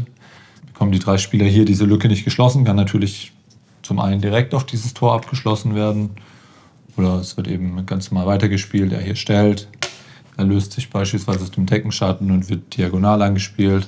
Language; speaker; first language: German; native; German